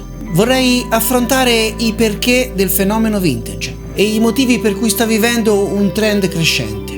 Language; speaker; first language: Italian; native; Italian